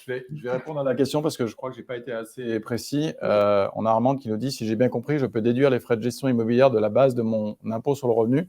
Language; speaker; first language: French; native; French